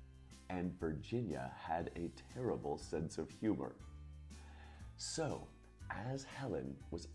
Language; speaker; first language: English; native; English